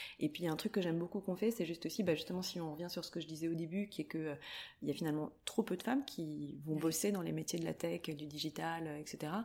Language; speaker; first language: French; native; French